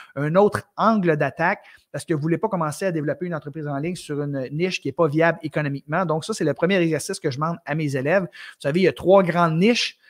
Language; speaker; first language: French; native; French